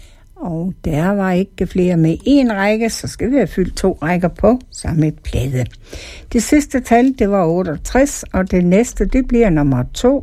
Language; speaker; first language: Danish; native; Danish